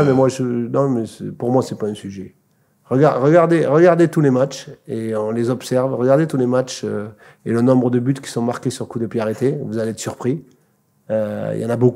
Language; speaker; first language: French; native; French